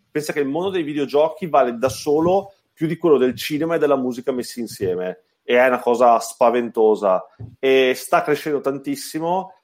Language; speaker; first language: Italian; native; Italian